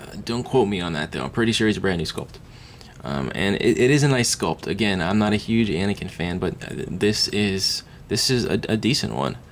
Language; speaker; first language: English; native; English